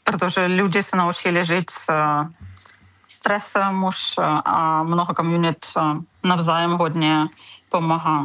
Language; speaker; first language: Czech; non-native, learner; Ukrainian